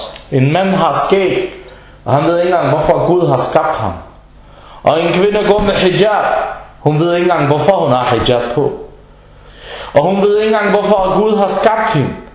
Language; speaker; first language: Danish; non-native, fluent; Arabic